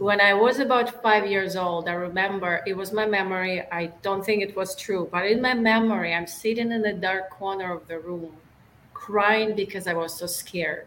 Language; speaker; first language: English; non-native, fluent; Russian